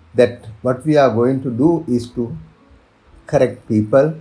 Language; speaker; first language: English; non-native, local second language; Sinhala